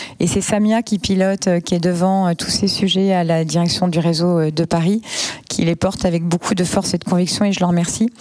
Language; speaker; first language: French; native; French